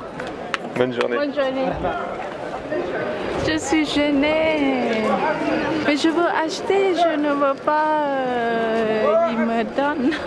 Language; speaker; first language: French; non-native, learner; Thai